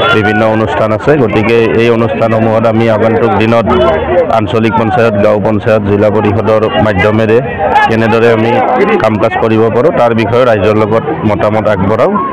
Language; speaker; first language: Assamese; native; Assamese